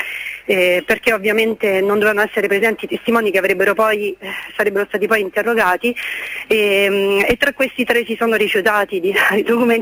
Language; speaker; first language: Italian; native; Italian